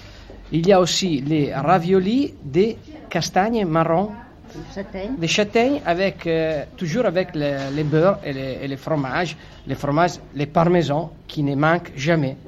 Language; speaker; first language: French; non-native, fluent; Italian